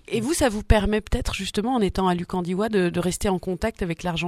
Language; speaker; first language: French; native; French